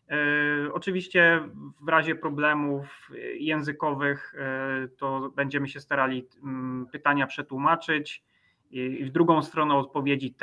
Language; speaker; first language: Polish; native; Polish